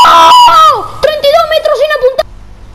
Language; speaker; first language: Spanish; native; Spanish